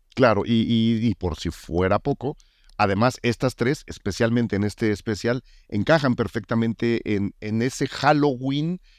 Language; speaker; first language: Spanish; native; Spanish